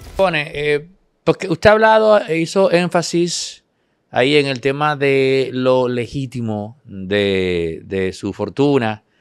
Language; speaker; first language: Spanish; native; Spanish